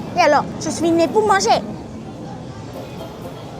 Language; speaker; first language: French; non-native, learner; Thai